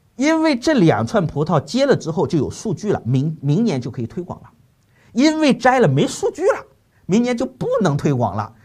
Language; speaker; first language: Chinese; native; Chinese